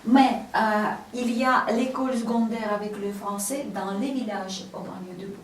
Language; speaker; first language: French; non-native, fluent; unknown